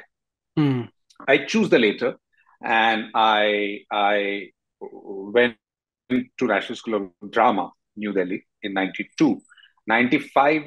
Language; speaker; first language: English; non-native, local second language; Marathi